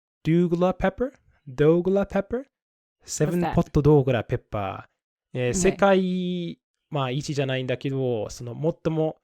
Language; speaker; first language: Japanese; non-native, fluent; English